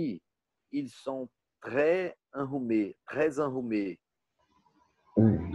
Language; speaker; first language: French; non-native, learner; Portuguese